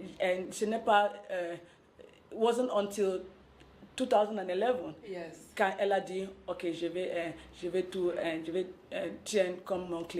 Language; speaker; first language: French; non-native, local second language; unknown